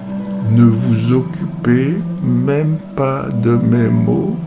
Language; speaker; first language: French; native; French